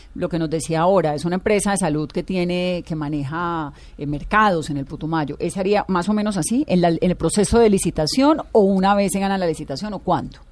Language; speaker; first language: Spanish; native; Spanish